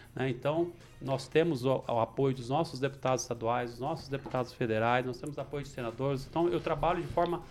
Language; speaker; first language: Portuguese; native; Portuguese